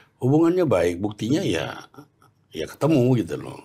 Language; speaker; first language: Indonesian; native; Indonesian